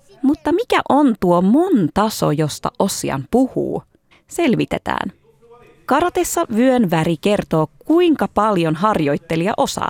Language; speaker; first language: Finnish; native; Finnish